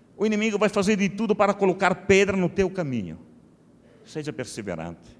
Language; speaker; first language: Portuguese; non-native, fluent; Italian